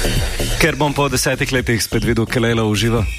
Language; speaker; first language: Slovenian; native; Slovenian